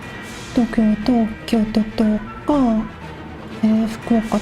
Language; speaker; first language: Japanese; non-native, learner; English